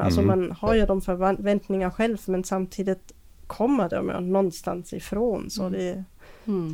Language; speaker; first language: Swedish; non-native, fluent; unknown